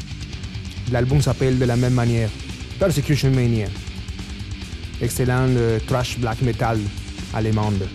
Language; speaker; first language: French; non-native, fluent; Spanish